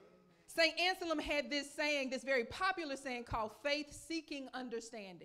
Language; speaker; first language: English; native; English